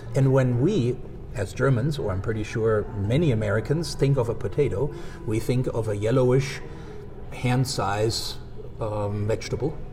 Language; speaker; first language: English; non-native, fluent; German